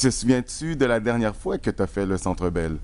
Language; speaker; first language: French; native; French